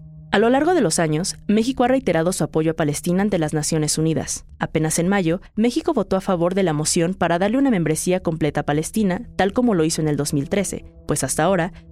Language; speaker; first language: Spanish; native; Spanish